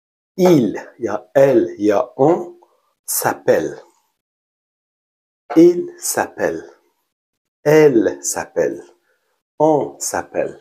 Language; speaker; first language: French; non-native, learner; Pashto